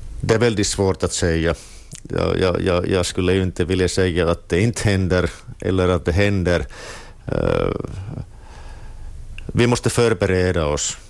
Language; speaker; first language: Swedish; non-native, local second language; Finnish